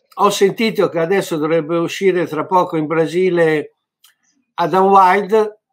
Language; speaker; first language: Italian; native; Italian